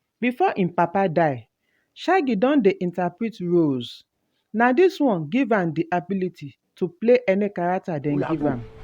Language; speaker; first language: Nigerian Pidgin; native; Nigerian Pidgin